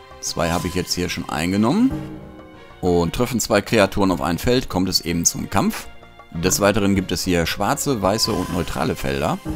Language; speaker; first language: German; native; German